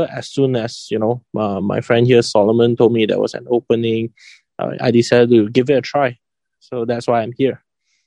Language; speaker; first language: English; non-native, local second language; Chinese